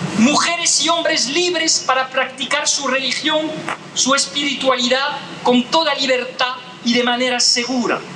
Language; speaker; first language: Spanish; non-native, fluent; French